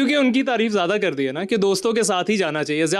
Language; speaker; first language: Urdu; native; Urdu